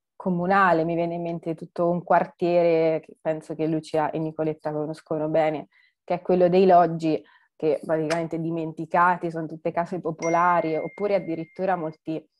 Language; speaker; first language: Italian; native; Italian